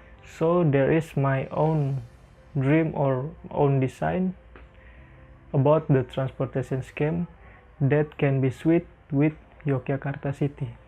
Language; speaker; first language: English; non-native, learner; Indonesian